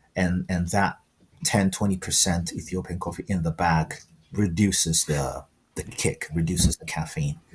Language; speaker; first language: English; non-native, fluent; Amharic